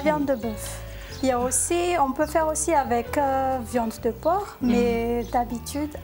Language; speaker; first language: French; non-native, learner; Malagasy